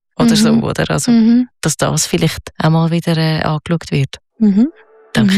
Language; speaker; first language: German; native; German